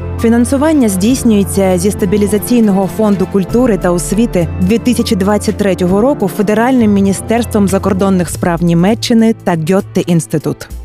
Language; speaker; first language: Ukrainian; native; Ukrainian